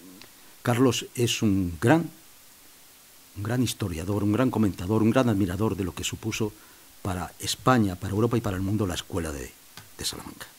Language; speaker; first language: Spanish; native; Spanish